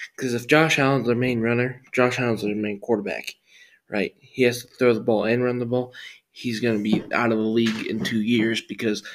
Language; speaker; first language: English; native; English